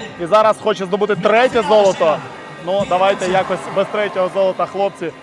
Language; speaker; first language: Ukrainian; native; Ukrainian